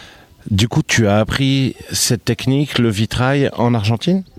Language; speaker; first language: French; native; French